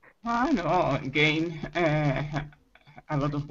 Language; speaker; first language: English; non-native, learner; Spanish